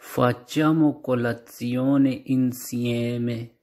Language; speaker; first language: Italian; non-native, learner; Urdu